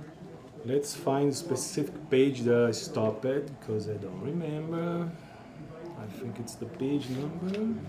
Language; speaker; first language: English; non-native, learner; Portuguese